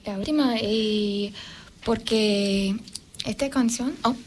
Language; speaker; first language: Spanish; non-native, learner; English